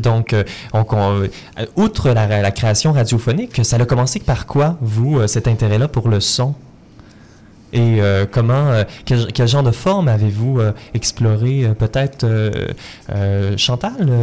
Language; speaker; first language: French; native; French